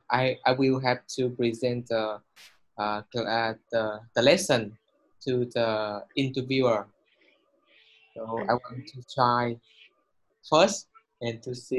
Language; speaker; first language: English; non-native, learner; Vietnamese